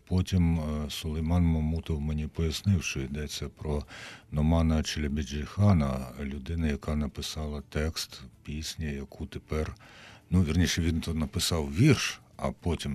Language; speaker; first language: Ukrainian; native; Ukrainian